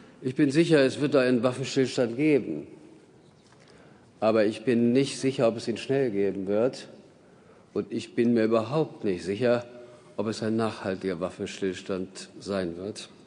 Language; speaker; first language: German; native; German